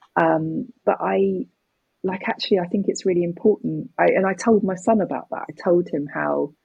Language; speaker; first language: English; native; English